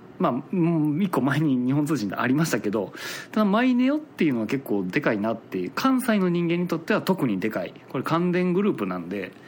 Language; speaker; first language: Japanese; native; Japanese